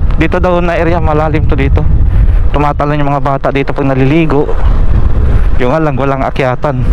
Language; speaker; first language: Filipino; native; Filipino